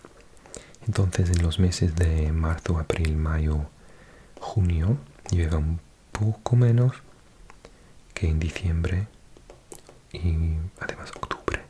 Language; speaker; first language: Spanish; non-native, fluent; English